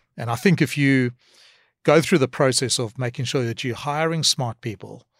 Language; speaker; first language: English; native; English